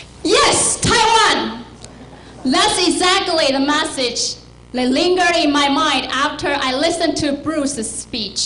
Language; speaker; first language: English; non-native, fluent; Chinese